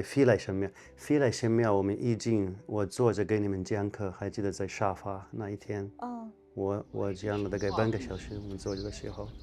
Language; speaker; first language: Chinese; non-native, fluent; Arabic